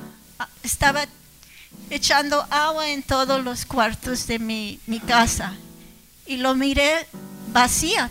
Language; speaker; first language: Spanish; early bilingual, heritage; English